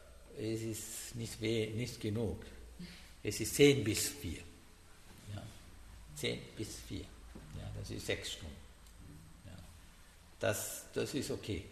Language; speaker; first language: German; non-native, learner; Sinhala